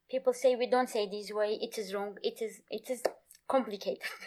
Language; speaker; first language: English; non-native, fluent; Kurdish